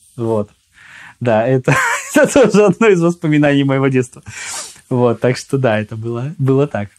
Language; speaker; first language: Russian; native; Russian